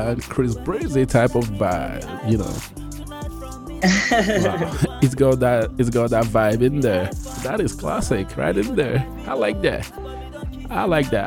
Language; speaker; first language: English; non-native, local second language; Igbo